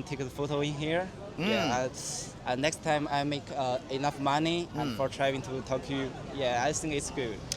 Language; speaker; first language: English; non-native, learner; Chinese